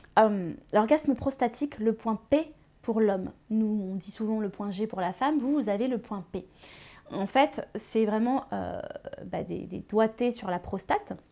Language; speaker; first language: French; native; French